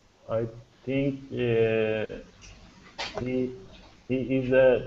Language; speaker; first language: English; non-native, learner; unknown